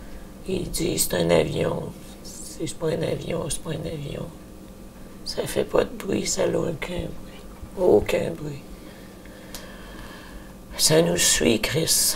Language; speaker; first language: French; native; French